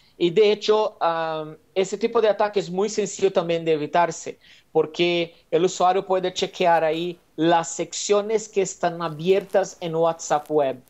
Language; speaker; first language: Spanish; non-native, fluent; Portuguese